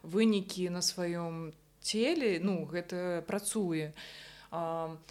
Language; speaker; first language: Belarusian; non-native, local second language; Russian